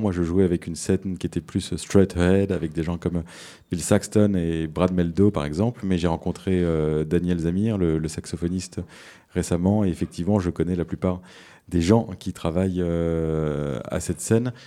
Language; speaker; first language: French; native; French